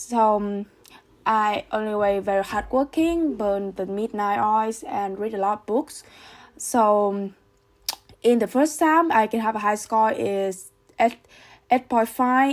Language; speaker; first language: English; non-native, learner; Vietnamese